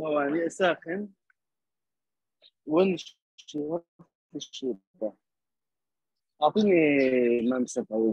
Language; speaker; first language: Arabic; native; Arabic